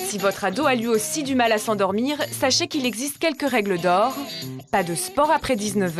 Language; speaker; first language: French; native; French